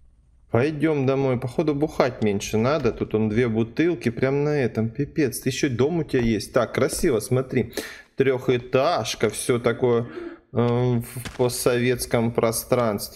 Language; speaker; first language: Russian; native; Russian